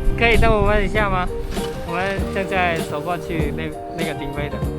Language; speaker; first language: Chinese; non-native, learner; Vietnamese